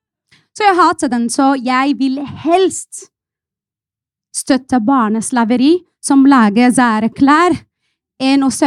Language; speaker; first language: Norwegian; non-native, fluent; Arabic